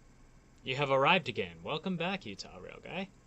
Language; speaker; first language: English; native; English